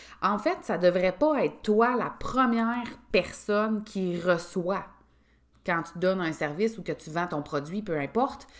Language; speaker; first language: French; native; French